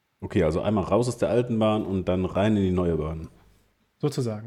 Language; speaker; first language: German; native; German